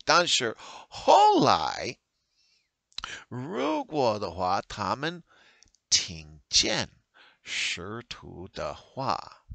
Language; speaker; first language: Chinese; non-native, learner; English